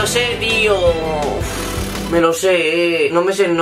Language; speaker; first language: Spanish; native; Spanish